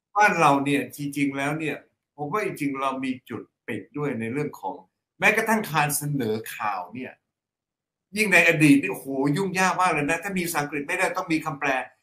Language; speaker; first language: Thai; native; Thai